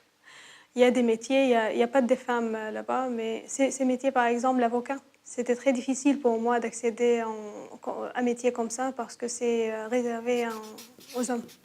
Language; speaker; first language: French; non-native, learner; Arabic